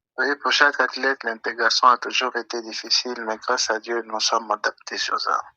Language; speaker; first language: French; non-native, local second language; Swahili